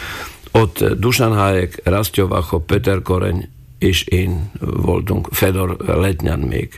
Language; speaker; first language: Hungarian; non-native, local second language; Slovak